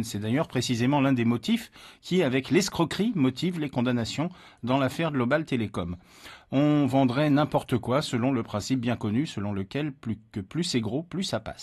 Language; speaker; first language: French; native; French